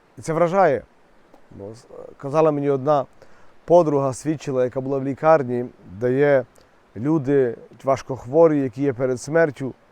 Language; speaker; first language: Ukrainian; native; Ukrainian